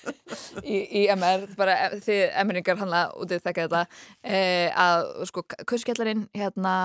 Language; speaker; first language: Icelandic; early bilingual, other home language; English